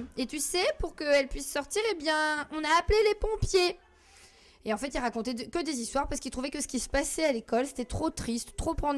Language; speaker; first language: French; native; French